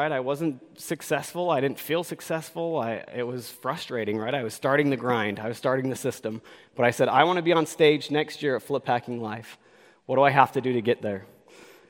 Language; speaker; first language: English; native; English